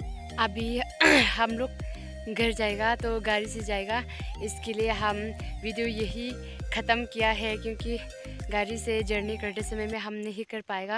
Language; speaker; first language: Hindi; non-native, local second language; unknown